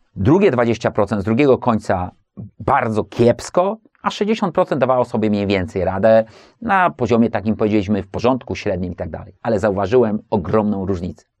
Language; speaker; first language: Polish; native; Polish